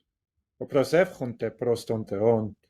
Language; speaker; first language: Greek; non-native, learner; English